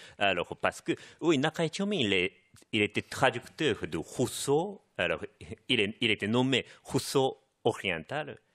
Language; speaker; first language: French; non-native, fluent; Japanese